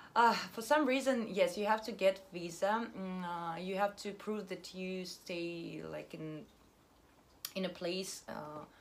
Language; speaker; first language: English; non-native, fluent; Russian